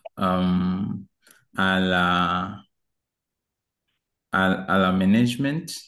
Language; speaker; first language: French; non-native, learner; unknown